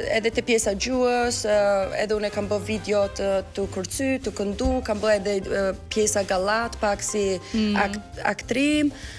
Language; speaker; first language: Albanian; early bilingual, heritage; Albanian